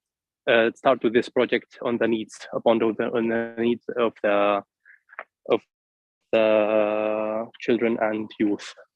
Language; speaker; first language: English; non-native, fluent; Arabic